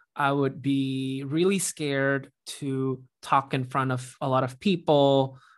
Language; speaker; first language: English; non-native, fluent; Indonesian